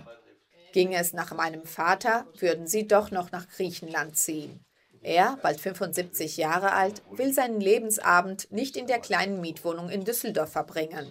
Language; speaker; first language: German; early bilingual, other home language; Greek